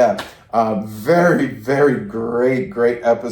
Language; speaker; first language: English; native; English